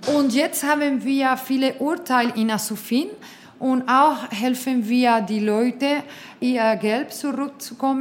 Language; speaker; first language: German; non-native, fluent; Spanish